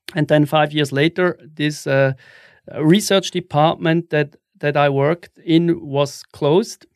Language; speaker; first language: English; non-native, fluent; German